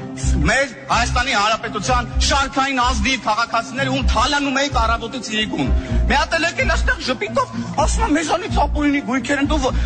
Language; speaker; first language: Armenian; native; Armenian